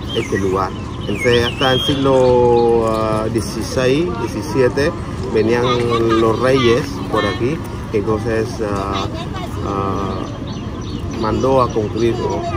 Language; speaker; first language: Spanish; non-native, fluent; Vietnamese